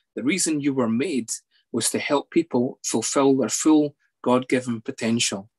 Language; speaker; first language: English; native; English